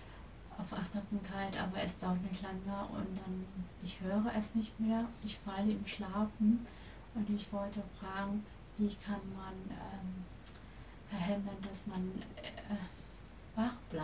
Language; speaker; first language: German; non-native, learner; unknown